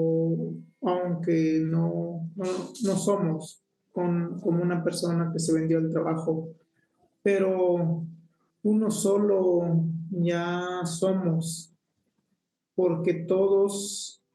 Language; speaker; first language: Spanish; non-native, local second language; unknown